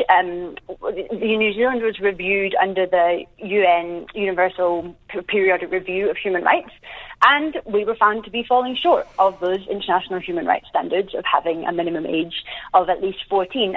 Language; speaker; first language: English; native; English